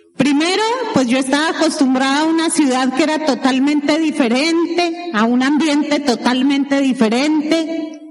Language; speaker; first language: Spanish; native; Spanish